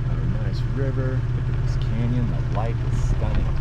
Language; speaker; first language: English; native; English